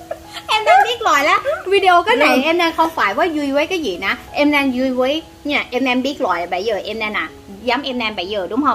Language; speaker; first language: Vietnamese; non-native, learner; Thai